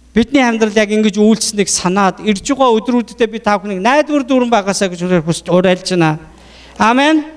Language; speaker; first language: Mongolian; native; Mongolian